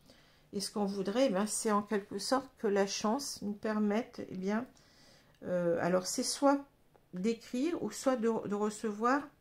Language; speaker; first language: French; native; French